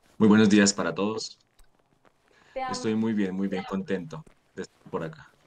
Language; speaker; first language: Spanish; native; Spanish